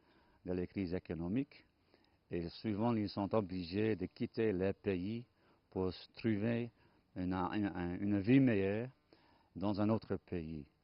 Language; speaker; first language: French; non-native, fluent; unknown